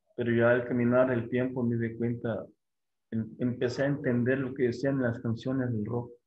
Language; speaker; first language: Spanish; non-native, local second language; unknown